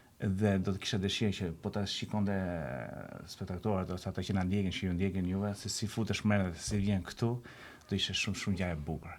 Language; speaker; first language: Albanian; native; Albanian